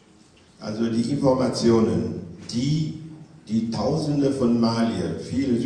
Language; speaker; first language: German; non-native, fluent; French